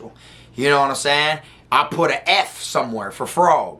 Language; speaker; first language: English; native; English